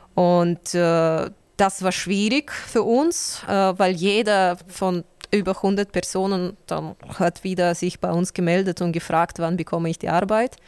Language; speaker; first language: German; non-native, fluent; Ukrainian